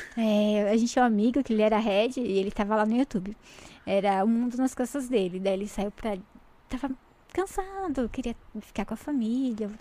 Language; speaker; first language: Portuguese; native; Portuguese